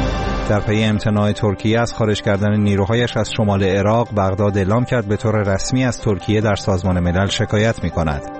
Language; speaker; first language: Persian; native; Persian